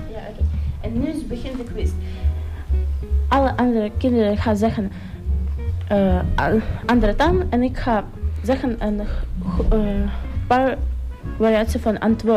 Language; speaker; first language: Dutch; early bilingual, other home language; Ukrainian